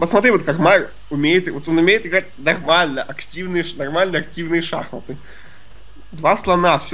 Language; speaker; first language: Russian; native; Russian